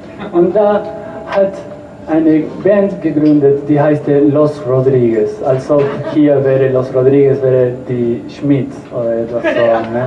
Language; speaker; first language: German; non-native, learner; Spanish